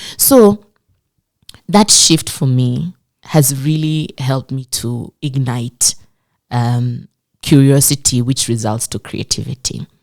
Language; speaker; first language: English; non-native, local second language; Swahili